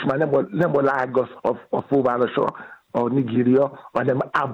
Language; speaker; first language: Hungarian; non-native, learner; Yoruba